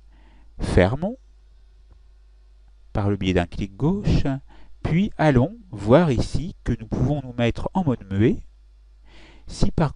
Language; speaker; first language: French; native; French